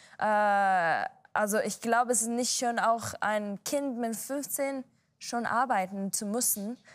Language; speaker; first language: German; non-native, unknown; Arabic